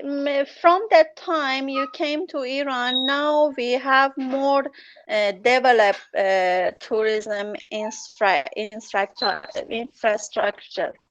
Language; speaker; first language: English; non-native, learner; Persian